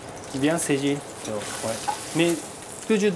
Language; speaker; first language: French; non-native, learner; Japanese